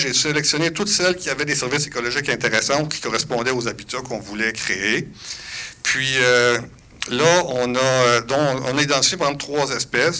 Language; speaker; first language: French; native; French